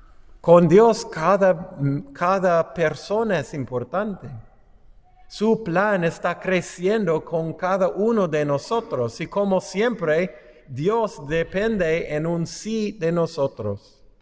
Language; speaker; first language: Spanish; non-native, fluent; English